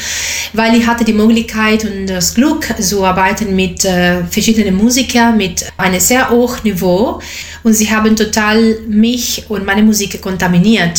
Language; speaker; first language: German; non-native, learner; Italian